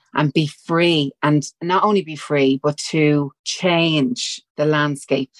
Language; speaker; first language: English; native; English